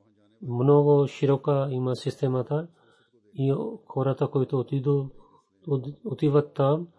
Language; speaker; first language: Bulgarian; non-native, learner; Urdu